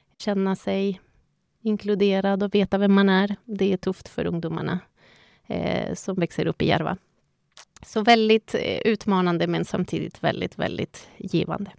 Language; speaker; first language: Swedish; non-native, fluent; Spanish